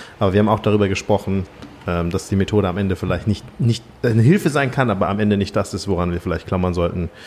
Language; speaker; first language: German; native; German